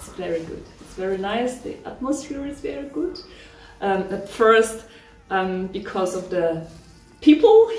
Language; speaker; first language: English; non-native, learner; German